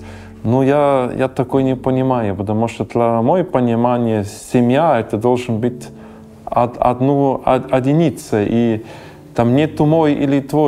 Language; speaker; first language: Russian; non-native, learner; German